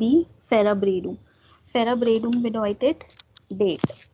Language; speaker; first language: German; non-native, fluent; Hindi